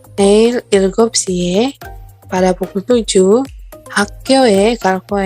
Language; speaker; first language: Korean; non-native, learner; Indonesian